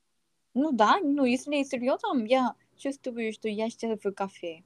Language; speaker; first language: Russian; non-native, learner; Korean